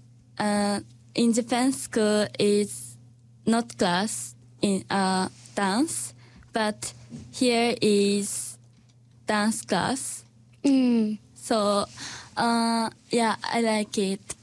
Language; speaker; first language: English; non-native, learner; Japanese